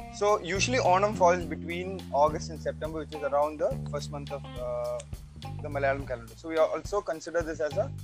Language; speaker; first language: English; non-native, local second language; Malayalam